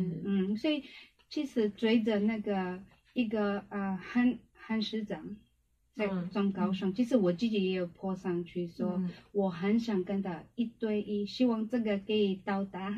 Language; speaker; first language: Chinese; non-native, learner; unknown